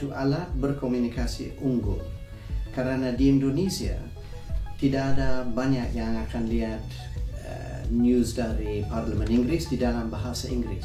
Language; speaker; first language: Indonesian; non-native, fluent; English